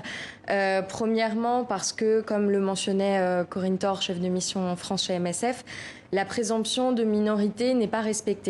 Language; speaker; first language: French; native; French